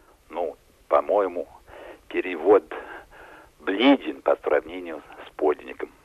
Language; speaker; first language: Russian; non-native, fluent; English